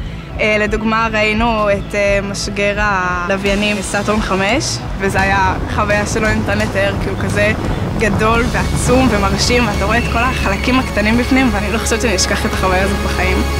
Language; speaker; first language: Hebrew; native; Hebrew